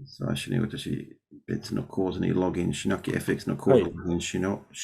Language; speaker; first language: Japanese; non-native, learner; English